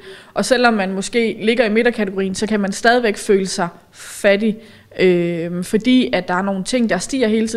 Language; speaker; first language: Danish; native; Danish